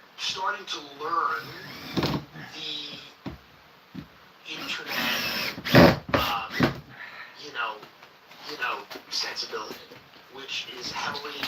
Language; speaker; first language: English; native; English